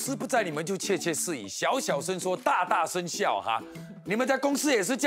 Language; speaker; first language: Chinese; native; Chinese